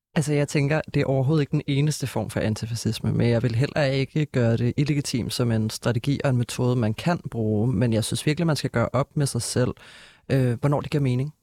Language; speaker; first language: Danish; native; Danish